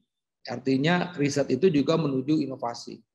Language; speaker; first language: Indonesian; native; Indonesian